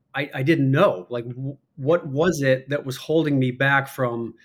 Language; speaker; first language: English; native; English